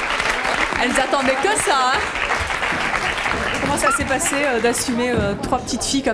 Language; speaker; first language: French; native; French